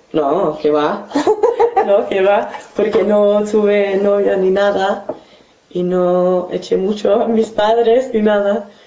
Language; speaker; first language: Spanish; non-native, fluent; English